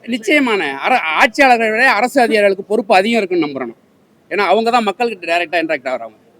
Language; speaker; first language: Tamil; native; Tamil